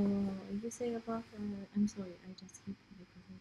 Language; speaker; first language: English; non-native, learner; Russian